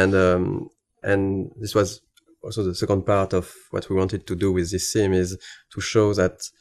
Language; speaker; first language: English; non-native, fluent; French